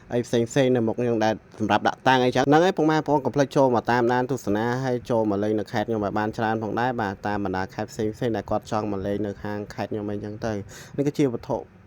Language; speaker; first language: Khmer; native; Khmer